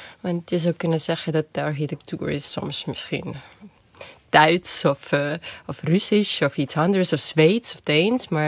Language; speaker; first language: Dutch; non-native, fluent; Estonian